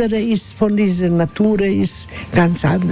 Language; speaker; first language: German; non-native, learner; Croatian